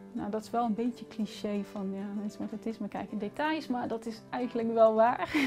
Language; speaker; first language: Dutch; non-native, fluent; English